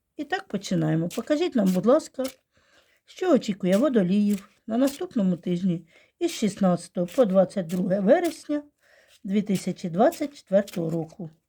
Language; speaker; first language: Ukrainian; non-native, local second language; Russian